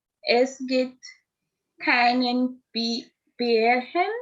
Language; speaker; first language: German; non-native, learner; English